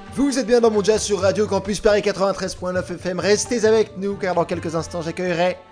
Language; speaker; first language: French; native; French